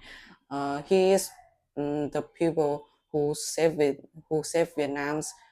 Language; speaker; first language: English; non-native, learner; Vietnamese